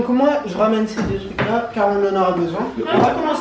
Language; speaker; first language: French; native; French